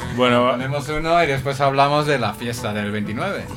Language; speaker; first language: Spanish; non-native, fluent; English